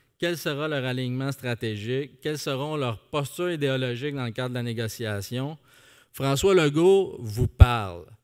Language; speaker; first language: French; native; French